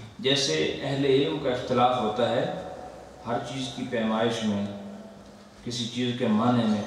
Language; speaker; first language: Urdu; non-native, local second language; Punjabi